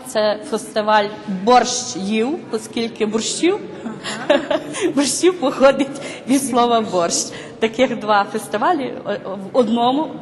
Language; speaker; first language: Ukrainian; native; Ukrainian